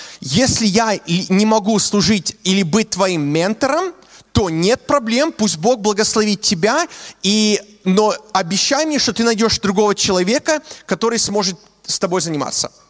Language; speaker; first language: Russian; early bilingual, heritage; Russian